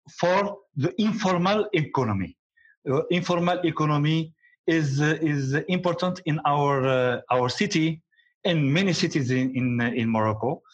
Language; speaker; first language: English; non-native, learner; Arabic